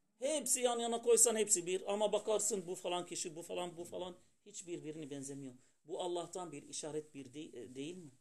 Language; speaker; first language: Turkish; non-native, fluent; Arabic